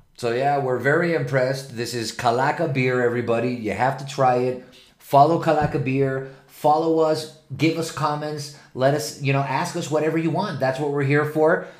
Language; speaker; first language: English; non-native, fluent; Spanish